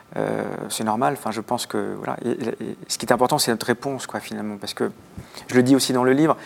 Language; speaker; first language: French; native; French